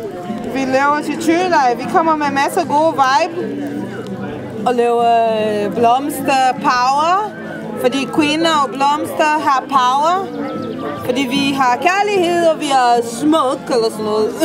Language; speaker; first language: Danish; non-native, fluent; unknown